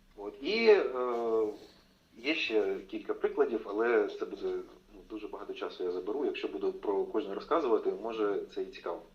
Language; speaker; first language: Ukrainian; non-native, local second language; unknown